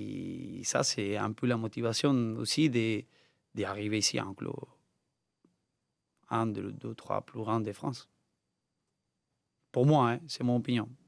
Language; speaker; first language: French; non-native, learner; Spanish